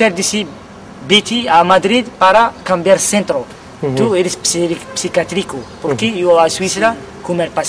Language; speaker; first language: Spanish; non-native, learner; Kabyle